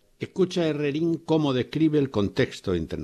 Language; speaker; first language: Spanish; native; Spanish